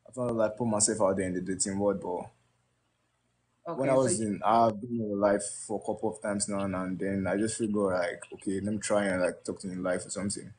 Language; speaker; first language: English; non-native, local second language; Yoruba